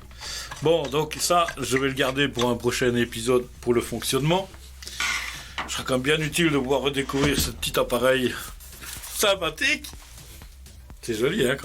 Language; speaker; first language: French; native; French